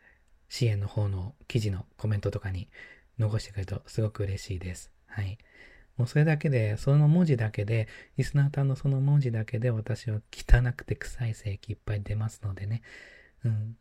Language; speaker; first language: Japanese; native; Japanese